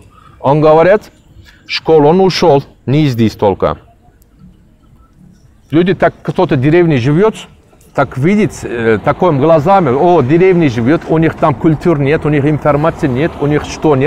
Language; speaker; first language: Russian; non-native, learner; Turkish